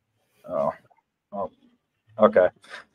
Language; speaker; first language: English; native; English